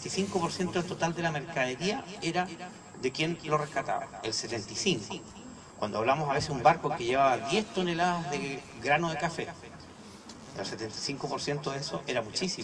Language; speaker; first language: Spanish; native; Spanish